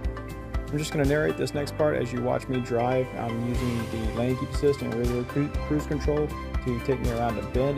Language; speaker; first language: English; native; English